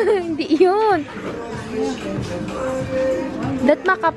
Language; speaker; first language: Filipino; native; Filipino